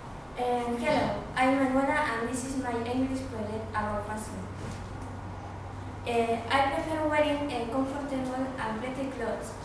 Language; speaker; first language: English; non-native, learner; Spanish